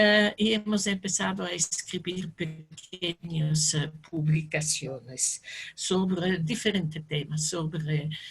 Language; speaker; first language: Spanish; non-native, fluent; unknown